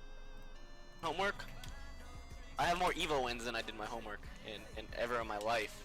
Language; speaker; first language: English; native; English